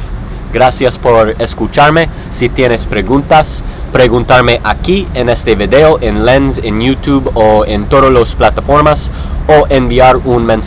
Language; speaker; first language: Spanish; non-native, learner; English